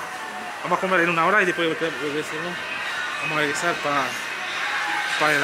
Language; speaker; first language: Spanish; non-native, learner; Haitian Creole